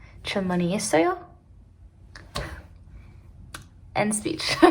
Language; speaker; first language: Korean; non-native, learner; English